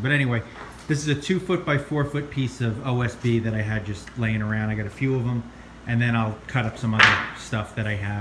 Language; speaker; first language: English; native; English